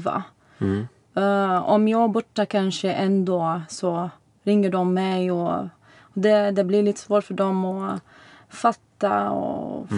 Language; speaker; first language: Swedish; non-native, fluent; Arabic